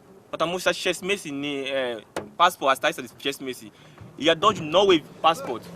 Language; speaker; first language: Russian; non-native, learner; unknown